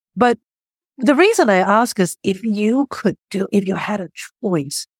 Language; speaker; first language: English; non-native, local second language; Chinese